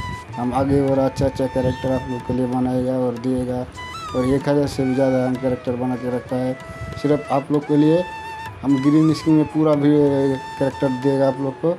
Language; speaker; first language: Hindi; non-native, local second language; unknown